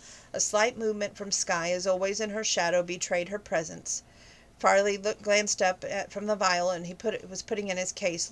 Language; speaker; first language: English; native; English